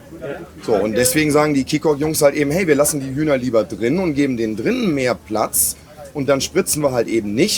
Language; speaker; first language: German; native; German